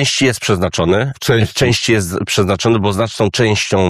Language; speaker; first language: Polish; native; Polish